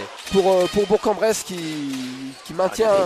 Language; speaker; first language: French; native; French